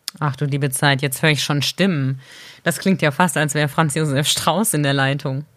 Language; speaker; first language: German; native; German